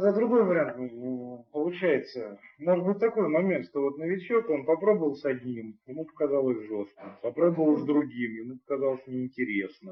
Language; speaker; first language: Russian; native; Russian